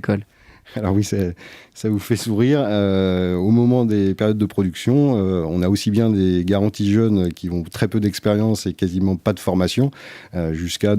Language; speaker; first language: French; native; French